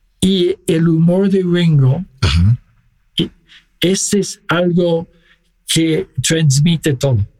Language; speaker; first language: Spanish; non-native, fluent; English